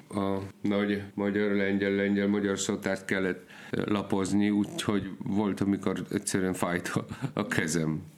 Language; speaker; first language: Hungarian; non-native, fluent; Polish